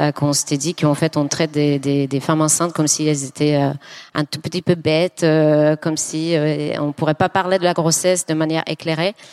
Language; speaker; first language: French; non-native, fluent; Finnish